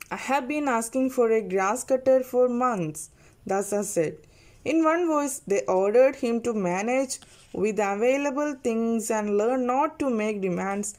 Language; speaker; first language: English; non-native, local second language; Malayalam